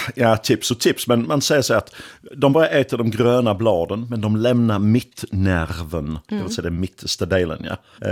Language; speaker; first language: Swedish; non-native, fluent; English